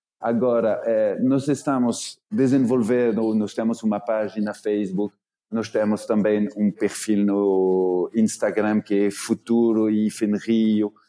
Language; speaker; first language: Portuguese; non-native, fluent; French